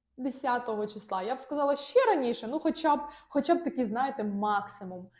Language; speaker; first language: Ukrainian; non-native, local second language; Russian